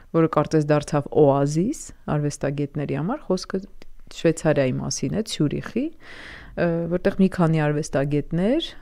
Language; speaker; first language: Armenian; native; Armenian